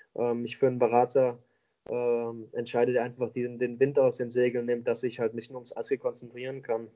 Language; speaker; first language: German; native; German